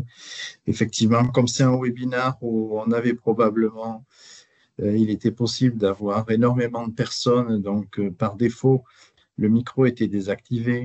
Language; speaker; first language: French; native; French